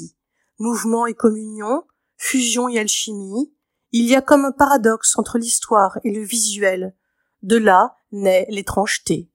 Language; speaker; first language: French; native; French